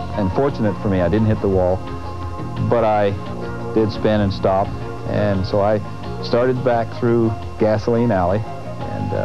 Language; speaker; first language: English; native; English